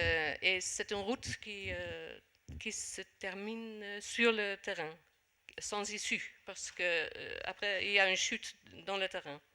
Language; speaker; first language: French; non-native, fluent; Dutch